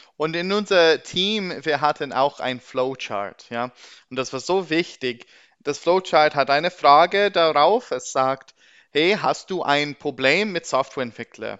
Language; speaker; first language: German; non-native, learner; English